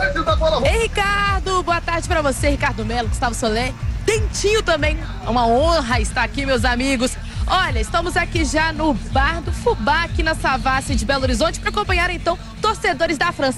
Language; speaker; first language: Portuguese; native; Portuguese